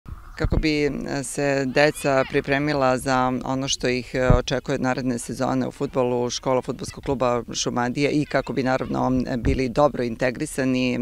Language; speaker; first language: Serbian; native; Serbian